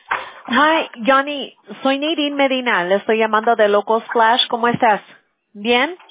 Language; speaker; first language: Spanish; early bilingual, heritage; Spanish